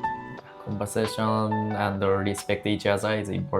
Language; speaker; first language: English; non-native, learner; Japanese